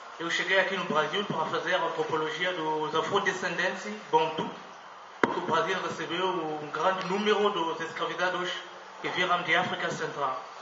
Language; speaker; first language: Portuguese; non-native, fluent; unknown